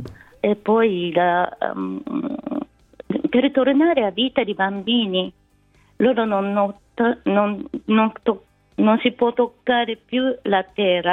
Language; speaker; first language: Italian; non-native, fluent; Japanese